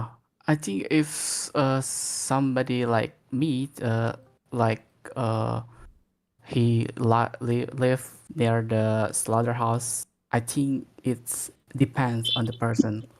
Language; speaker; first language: English; non-native, learner; Indonesian